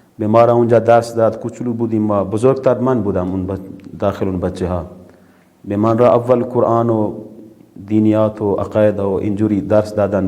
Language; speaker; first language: Persian; non-native, fluent; Urdu